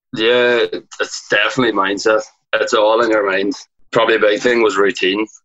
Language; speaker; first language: English; native; English